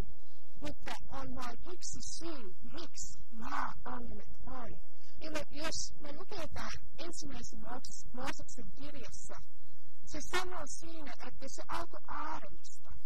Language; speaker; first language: Finnish; early bilingual, heritage; Finnish